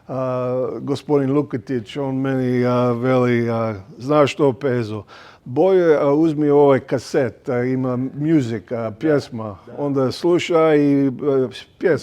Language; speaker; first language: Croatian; early bilingual, heritage; English